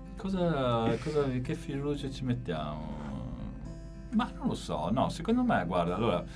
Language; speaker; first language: Italian; native; Italian